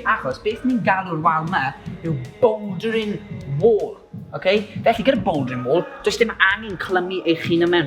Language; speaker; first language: Welsh; non-native, local second language; English